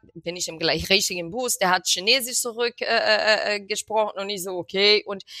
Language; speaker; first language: German; non-native, fluent; Portuguese